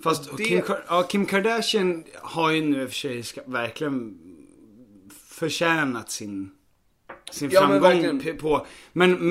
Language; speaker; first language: Swedish; native; Swedish